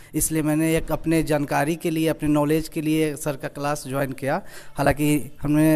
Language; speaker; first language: Hindi; native; Hindi